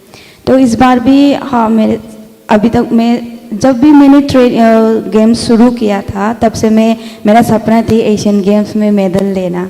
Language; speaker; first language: Hindi; non-native, local second language; Manipuri